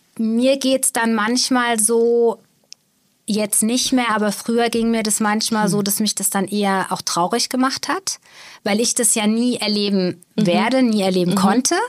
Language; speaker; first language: German; native; German